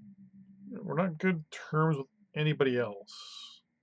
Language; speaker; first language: English; native; English